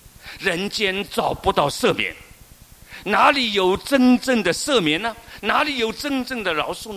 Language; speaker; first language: Chinese; native; Chinese